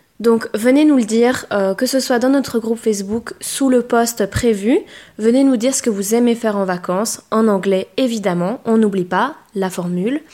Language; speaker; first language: French; native; French